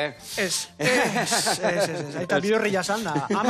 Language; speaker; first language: Basque; native; Basque